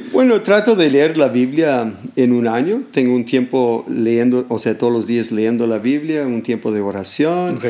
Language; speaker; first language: Spanish; non-native, fluent; English